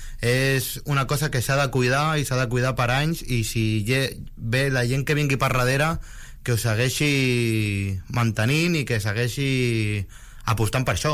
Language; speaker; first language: Catalan; native; Catalan